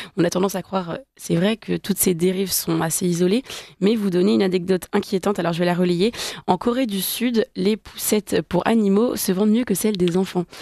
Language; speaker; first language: French; native; French